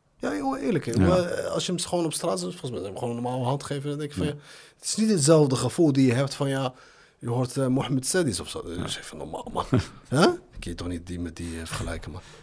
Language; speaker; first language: Dutch; early bilingual, other home language; Arabic